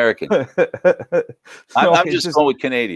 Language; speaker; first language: English; native; English